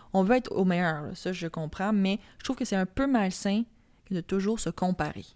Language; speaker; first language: French; native; French